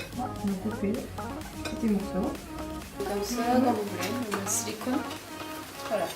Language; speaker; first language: French; non-native, learner; Korean